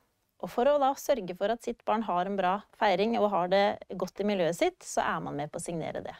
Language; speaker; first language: Norwegian; native; Norwegian